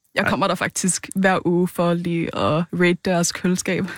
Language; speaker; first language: Danish; early bilingual, other home language; Vietnamese